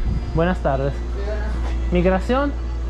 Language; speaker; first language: Spanish; non-native, learner; Italian